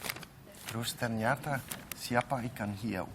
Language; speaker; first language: Indonesian; non-native, learner; Dutch